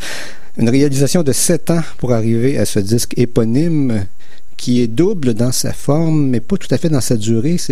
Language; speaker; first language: French; native; French